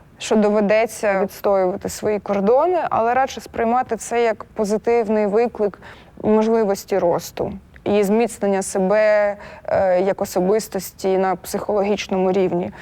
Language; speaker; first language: Ukrainian; non-native, local second language; Russian